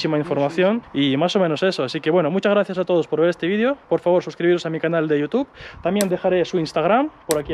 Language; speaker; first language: Spanish; native; Spanish